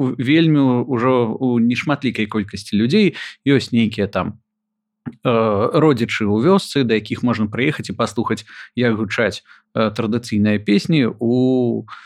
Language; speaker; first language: Belarusian; non-native, local second language; Russian